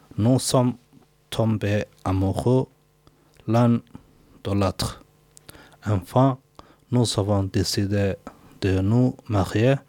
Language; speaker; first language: French; non-native, learner; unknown